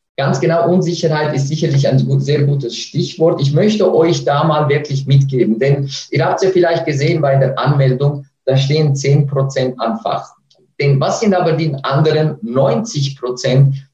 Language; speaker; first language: German; native; German